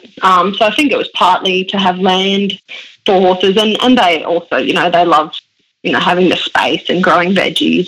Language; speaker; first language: English; early bilingual, other home language; German